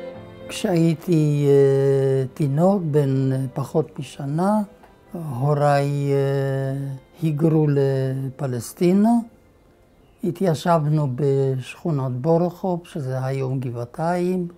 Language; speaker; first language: Hebrew; non-native, fluent; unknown